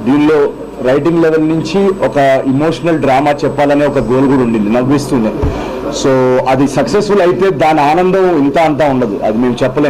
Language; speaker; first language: Telugu; native; Telugu